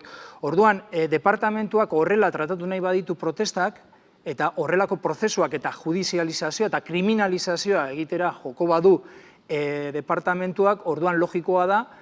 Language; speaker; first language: Basque; native; Basque